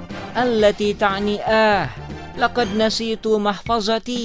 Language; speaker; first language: Arabic; non-native, fluent; Indonesian